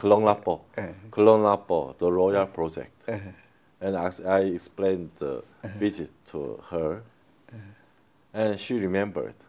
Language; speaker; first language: English; non-native, fluent; Korean